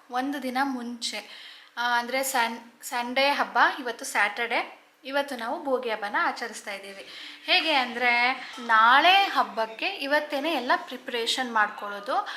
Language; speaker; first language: Kannada; non-native, local second language; Marathi